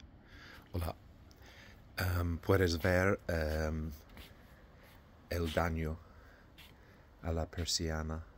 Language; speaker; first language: Spanish; non-native, learner; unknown